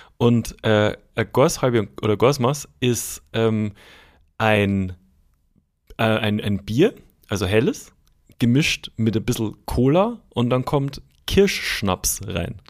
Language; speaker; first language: German; native; German